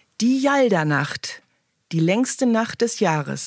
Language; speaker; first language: German; native; German